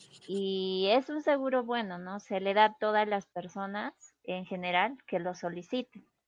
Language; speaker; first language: Spanish; native; Spanish